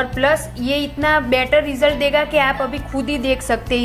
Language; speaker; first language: Hindi; native; Hindi